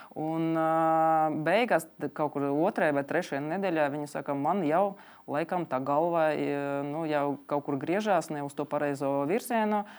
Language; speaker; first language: Latvian; non-native, local second language; Russian